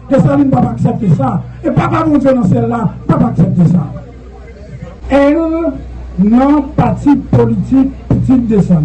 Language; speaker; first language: French; non-native, local second language; Haitian Creole